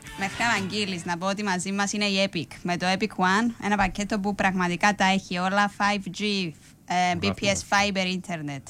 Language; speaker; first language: Greek; native; Greek